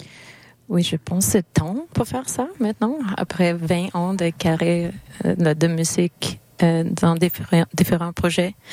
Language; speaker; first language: French; non-native, learner; Swedish